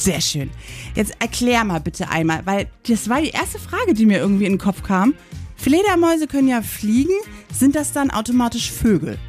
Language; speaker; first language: German; native; German